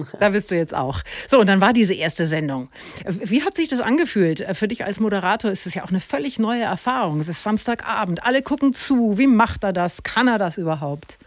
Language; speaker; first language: German; native; German